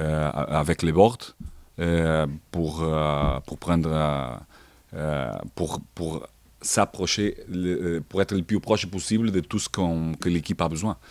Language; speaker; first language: French; non-native, fluent; Portuguese